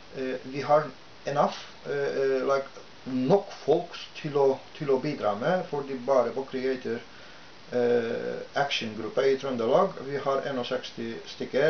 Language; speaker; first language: Norwegian; non-native, fluent; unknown